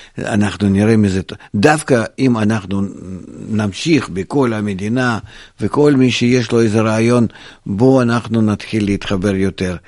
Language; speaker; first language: Hebrew; non-native, fluent; Russian